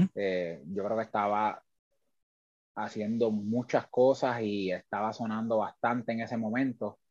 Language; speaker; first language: Spanish; native; Spanish